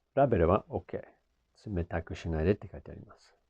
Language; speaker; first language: Japanese; non-native, fluent; English